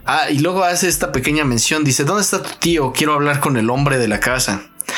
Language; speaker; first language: Spanish; native; Spanish